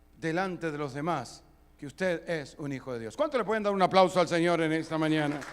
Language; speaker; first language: Spanish; early bilingual, other home language; Italian